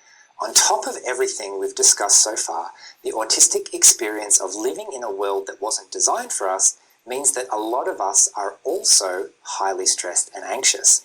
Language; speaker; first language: English; native; English